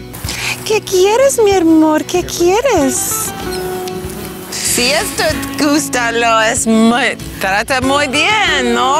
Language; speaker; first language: Spanish; non-native, learner; English